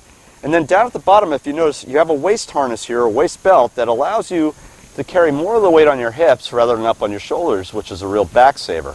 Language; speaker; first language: English; native; English